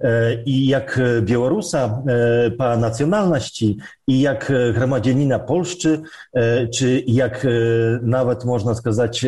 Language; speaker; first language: Polish; non-native, local second language; Belarusian